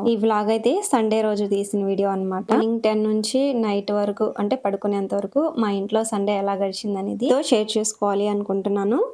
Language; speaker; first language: Telugu; non-native, local second language; Lambadi